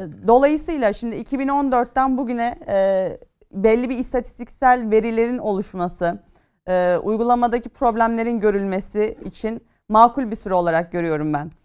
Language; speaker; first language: Turkish; native; Turkish